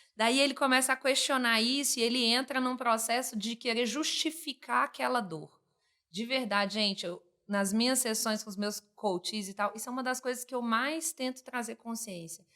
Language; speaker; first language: Portuguese; native; Portuguese